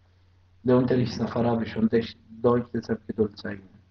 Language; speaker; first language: German; non-native, fluent; Arabic